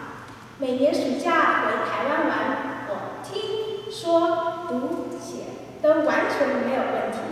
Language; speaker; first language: Chinese; early bilingual, heritage; Chinese